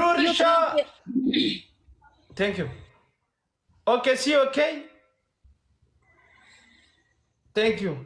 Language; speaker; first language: English; non-native, learner; Oromo